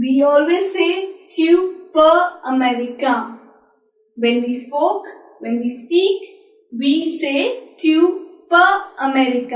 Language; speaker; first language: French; non-native, fluent; Hindi